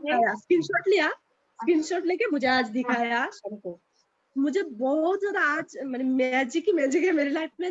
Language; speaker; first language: Hindi; native; Hindi